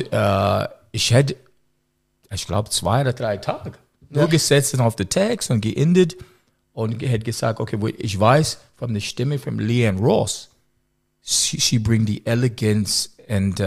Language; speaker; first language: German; non-native, learner; English